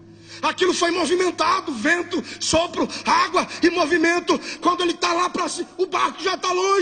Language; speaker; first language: Portuguese; native; Portuguese